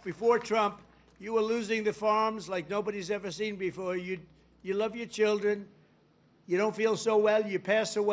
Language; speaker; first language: English; native; English